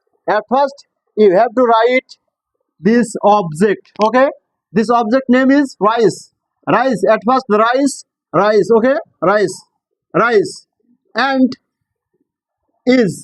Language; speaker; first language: English; non-native, local second language; Bangla